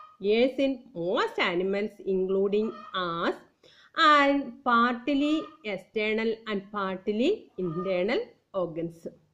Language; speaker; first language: English; non-native, local second language; Malayalam